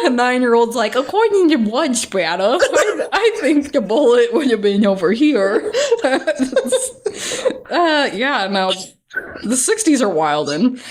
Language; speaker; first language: English; native; English